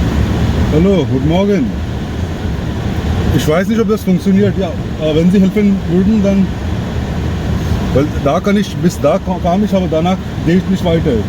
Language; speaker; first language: German; non-native, learner; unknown